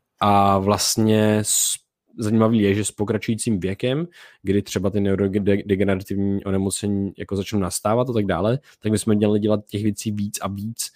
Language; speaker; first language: Czech; native; Czech